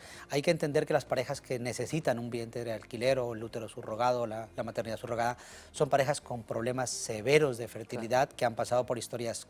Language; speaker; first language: Spanish; native; Spanish